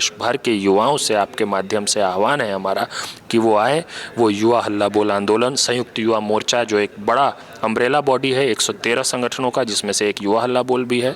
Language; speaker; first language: Hindi; native; Hindi